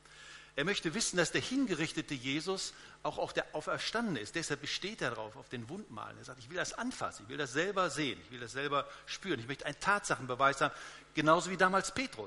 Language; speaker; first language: German; native; German